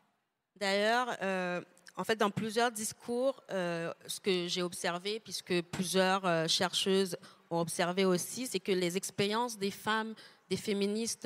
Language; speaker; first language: French; native; French